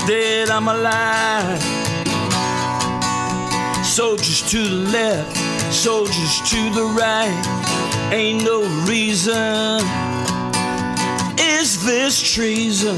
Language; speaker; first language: English; native; English